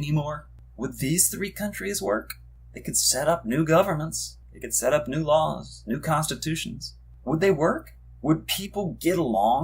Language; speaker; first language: English; native; English